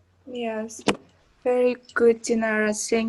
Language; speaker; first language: English; non-native, fluent; Kazakh